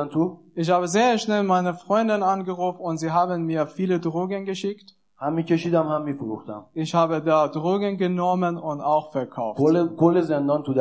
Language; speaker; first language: German; non-native, learner; Persian